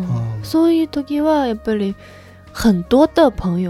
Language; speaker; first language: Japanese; non-native, fluent; Chinese